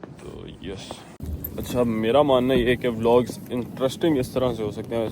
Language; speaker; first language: Urdu; native; Urdu